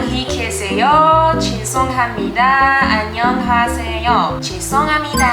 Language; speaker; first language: Korean; non-native, learner; English